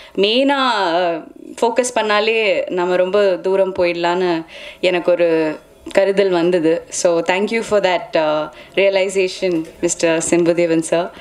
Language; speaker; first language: Tamil; non-native, local second language; Malayalam